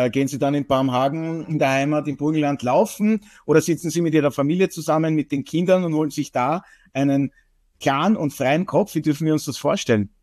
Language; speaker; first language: German; native; German